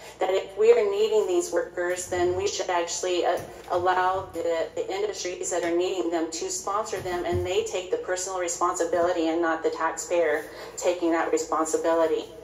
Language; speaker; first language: English; native; English